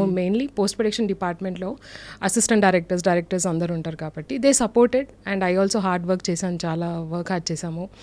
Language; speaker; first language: Telugu; non-native, local second language; Urdu